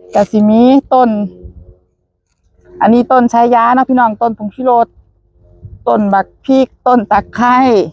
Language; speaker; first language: Thai; native; Thai